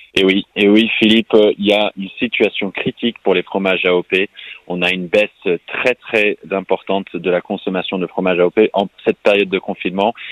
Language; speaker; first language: French; non-native, fluent; English